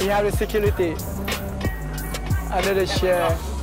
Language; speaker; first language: English; non-native, learner; Thai